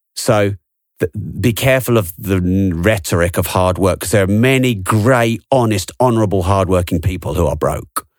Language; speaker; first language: English; native; English